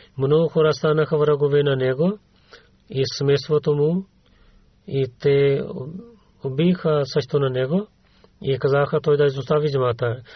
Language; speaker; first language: Bulgarian; non-native, learner; Urdu